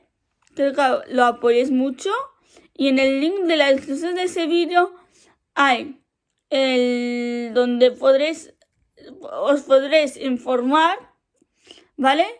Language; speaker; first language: Spanish; early bilingual, other home language; Arabic